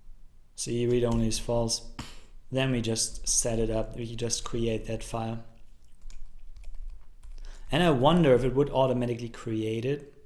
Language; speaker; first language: English; non-native, fluent; German